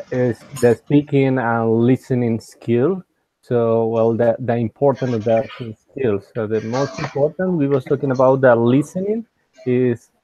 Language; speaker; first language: English; non-native, learner; Spanish